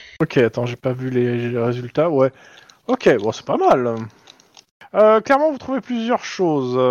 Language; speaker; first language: French; native; French